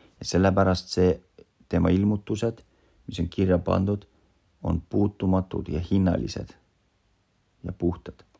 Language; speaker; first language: Estonian; non-native, local second language; Russian